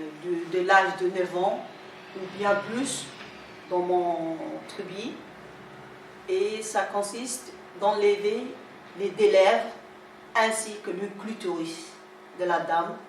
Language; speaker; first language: French; non-native, local second language; Somali